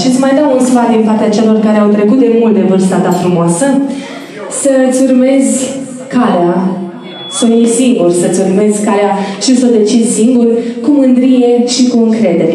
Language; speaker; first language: Romanian; native; Romanian